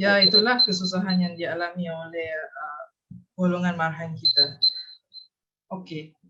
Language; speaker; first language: Malay; native; Malay